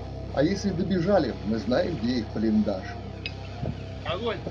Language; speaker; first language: Russian; native; Russian